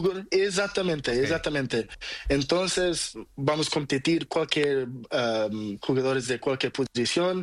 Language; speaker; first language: Spanish; non-native, learner; Portuguese